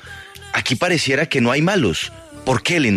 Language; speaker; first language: Spanish; native; Spanish